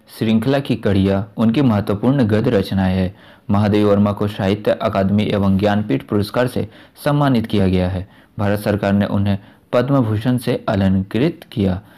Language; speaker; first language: Hindi; native; Hindi